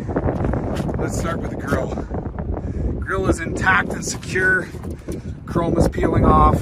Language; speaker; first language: English; native; English